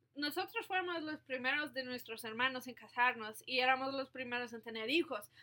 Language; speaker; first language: Spanish; non-native, fluent; English